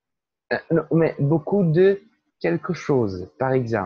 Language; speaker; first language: French; non-native, fluent; Portuguese